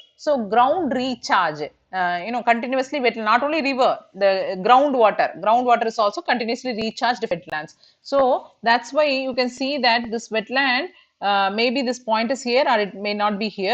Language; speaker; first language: English; non-native, local second language; Tamil